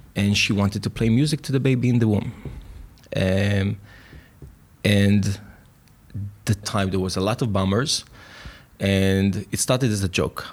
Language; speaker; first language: English; non-native, fluent; Hebrew